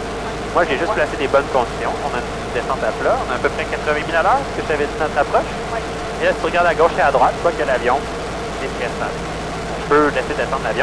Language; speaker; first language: French; native; French